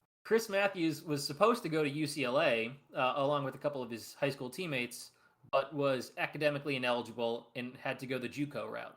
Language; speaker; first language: English; native; English